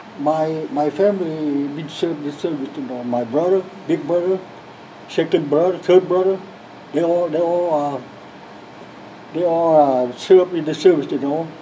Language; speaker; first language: English; non-native, learner; Lao